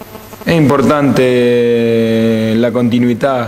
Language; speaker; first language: Italian; non-native, fluent; Spanish